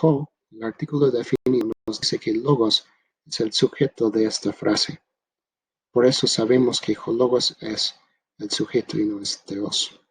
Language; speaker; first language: Spanish; non-native, fluent; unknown